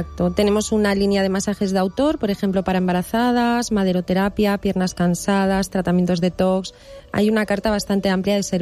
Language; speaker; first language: Spanish; native; Spanish